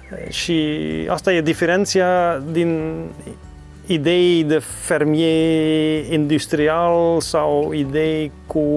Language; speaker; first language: Romanian; non-native, learner; Dutch